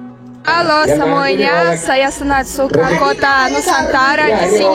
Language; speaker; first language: Indonesian; non-native, learner; Russian